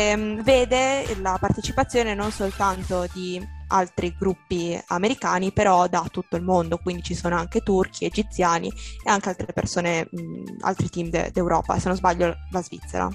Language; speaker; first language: Italian; native; Italian